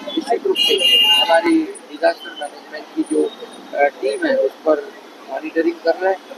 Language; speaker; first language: Hindi; non-native, local second language; Marathi